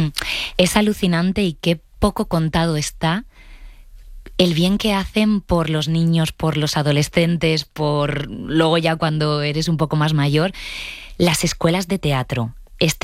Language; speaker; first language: Spanish; native; Spanish